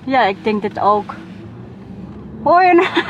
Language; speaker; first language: Dutch; non-native, learner; Waray